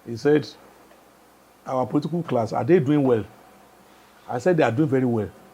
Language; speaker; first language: English; non-native, local second language; Yoruba